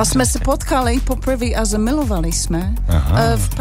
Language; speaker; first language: Czech; non-native, learner; English